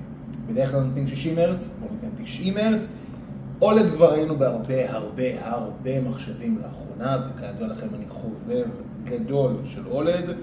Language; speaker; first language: Hebrew; native; Hebrew